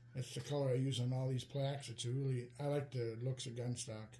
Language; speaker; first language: English; native; English